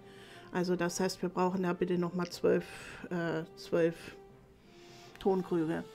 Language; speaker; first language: German; native; German